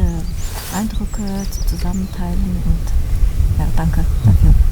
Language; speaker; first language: German; non-native, fluent; Armenian